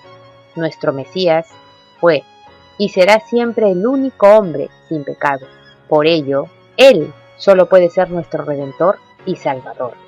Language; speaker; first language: Spanish; native; Spanish